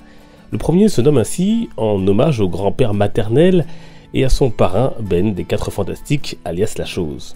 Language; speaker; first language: French; native; French